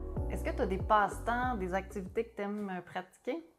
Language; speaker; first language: French; native; French